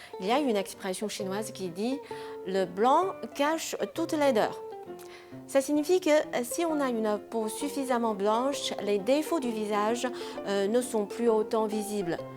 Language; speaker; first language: French; non-native, fluent; Chinese